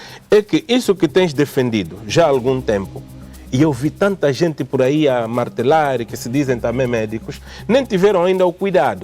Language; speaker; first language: Portuguese; native; Portuguese